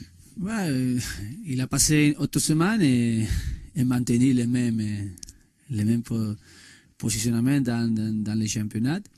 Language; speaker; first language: French; non-native, learner; Spanish